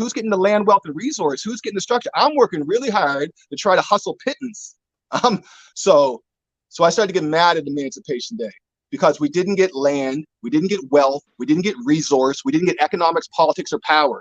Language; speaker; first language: English; native; English